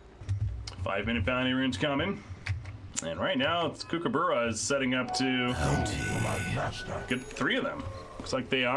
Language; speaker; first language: English; native; English